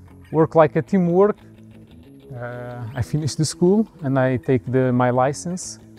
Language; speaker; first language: English; non-native, learner; Portuguese